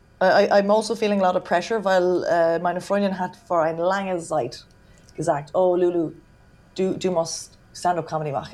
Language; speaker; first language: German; non-native, fluent; English